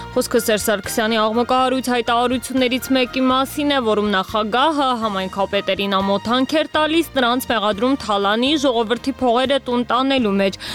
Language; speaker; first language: Armenian; native; Armenian